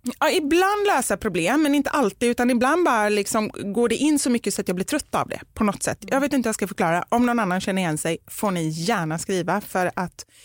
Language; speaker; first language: Swedish; native; Swedish